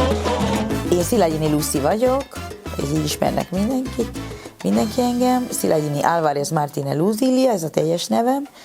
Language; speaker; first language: Hungarian; non-native, fluent; Spanish